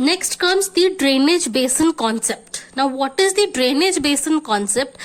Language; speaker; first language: English; non-native, local second language; Hindi